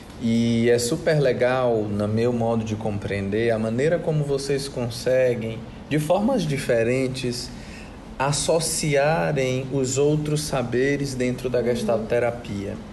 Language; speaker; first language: Portuguese; native; Portuguese